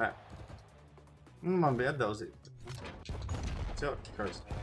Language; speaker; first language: Latvian; native; Latvian